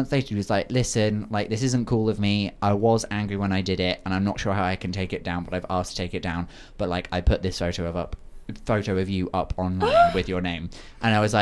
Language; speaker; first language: English; native; English